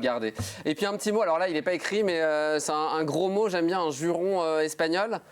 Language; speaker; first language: French; native; French